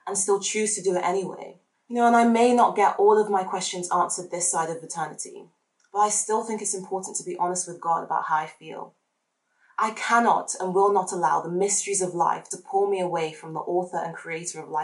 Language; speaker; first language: English; native; English